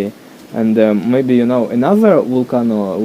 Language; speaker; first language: English; non-native, learner; Russian